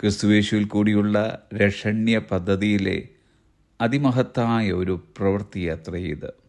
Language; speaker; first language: Malayalam; native; Malayalam